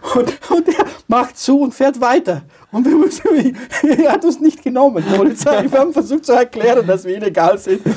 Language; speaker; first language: German; non-native, fluent; Romanian